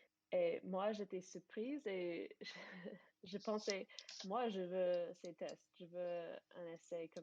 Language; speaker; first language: French; non-native, fluent; English